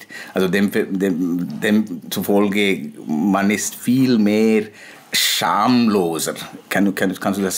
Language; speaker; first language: German; non-native, fluent; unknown